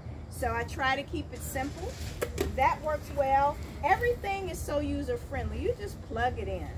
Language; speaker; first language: English; native; English